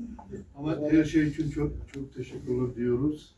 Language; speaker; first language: Turkish; non-native, learner; Georgian